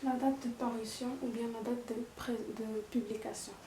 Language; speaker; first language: French; non-native, local second language; Arabic